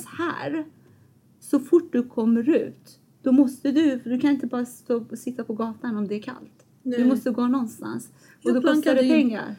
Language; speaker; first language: Swedish; non-native, fluent; Persian